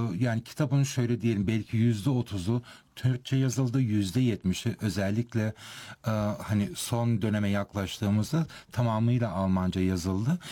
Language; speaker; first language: Turkish; early bilingual, heritage; Turkish